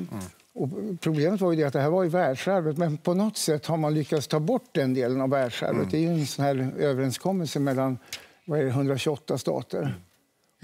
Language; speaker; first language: Swedish; native; Swedish